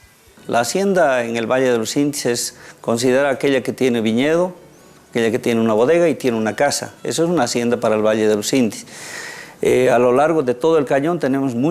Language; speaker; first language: Spanish; native; Spanish